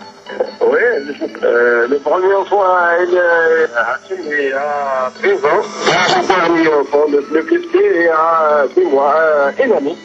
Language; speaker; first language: French; non-native, local second language; Arabic